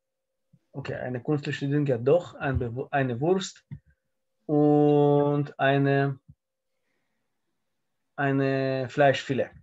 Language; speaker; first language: German; non-native, learner; Russian